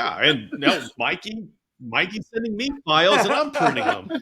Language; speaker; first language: English; native; English